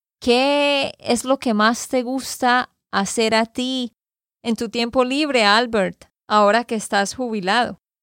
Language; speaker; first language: Spanish; native; Spanish